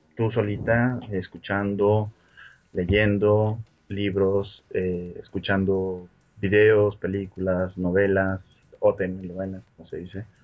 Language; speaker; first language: Spanish; native; Spanish